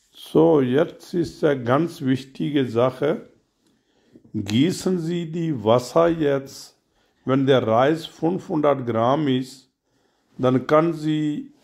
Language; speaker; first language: German; non-native, learner; Urdu